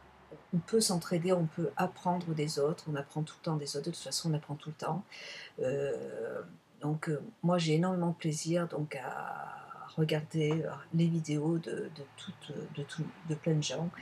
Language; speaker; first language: French; native; French